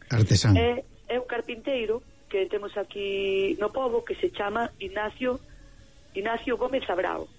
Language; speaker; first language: Galician; native; Galician